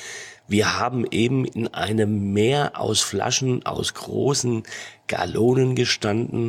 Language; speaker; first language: German; native; German